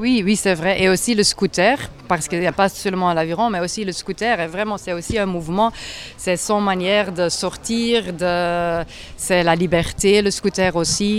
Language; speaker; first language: French; non-native, local second language; Dutch